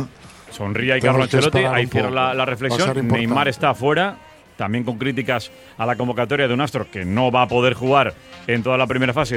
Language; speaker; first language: Spanish; native; Spanish